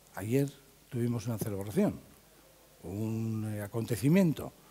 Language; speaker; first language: Spanish; native; Spanish